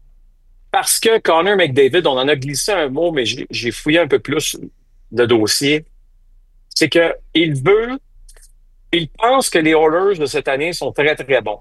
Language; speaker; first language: French; native; French